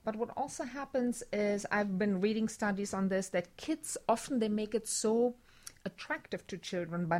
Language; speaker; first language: English; non-native, fluent; German